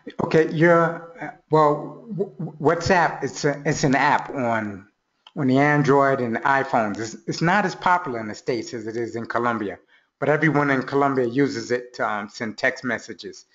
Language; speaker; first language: English; native; English